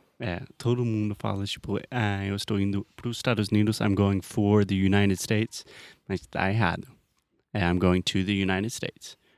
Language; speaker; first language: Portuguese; non-native, fluent; English